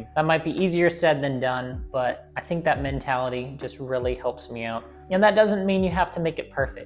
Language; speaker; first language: English; native; English